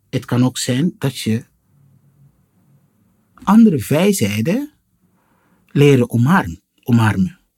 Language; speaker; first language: Dutch; non-native, fluent; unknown